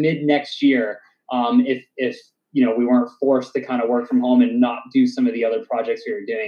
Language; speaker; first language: English; native; English